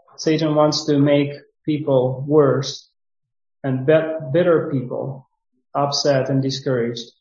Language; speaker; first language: English; non-native, fluent; Ukrainian